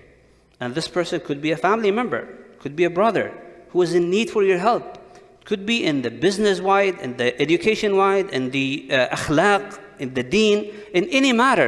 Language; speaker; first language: English; non-native, fluent; Arabic